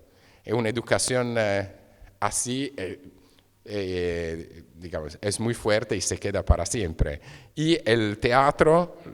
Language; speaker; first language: Spanish; non-native, fluent; Italian